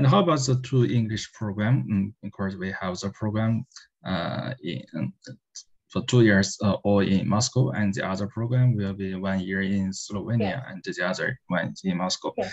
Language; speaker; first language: English; non-native, learner; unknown